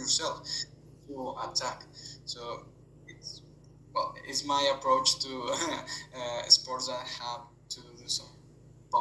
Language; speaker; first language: English; non-native, fluent; Spanish